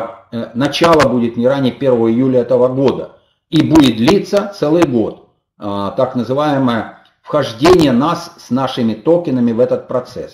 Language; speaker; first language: Russian; native; Russian